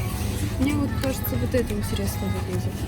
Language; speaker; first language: Russian; native; Russian